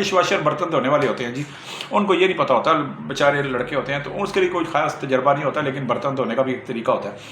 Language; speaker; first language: Urdu; non-native, local second language; Pashto